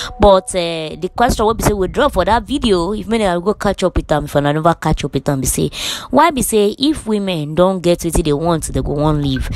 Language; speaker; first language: Nigerian Pidgin; non-native, local second language; Yoruba